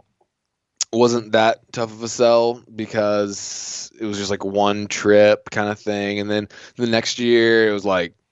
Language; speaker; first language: English; native; English